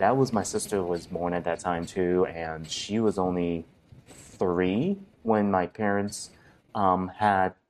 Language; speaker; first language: English; early bilingual, other home language; Cantonese